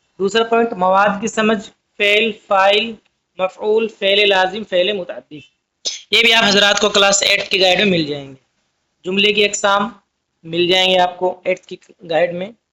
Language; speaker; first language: Urdu; native; Urdu